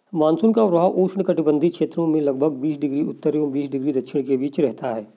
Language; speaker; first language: Hindi; native; Hindi